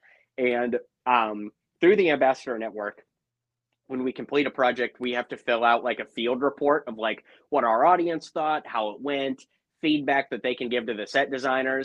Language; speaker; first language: English; native; English